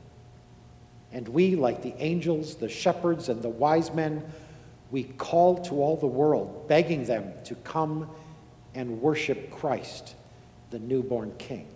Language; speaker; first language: English; native; English